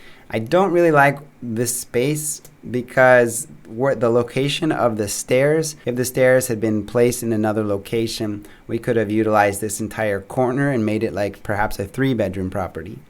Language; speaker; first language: English; native; English